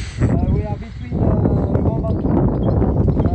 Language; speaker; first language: English; non-native, learner; French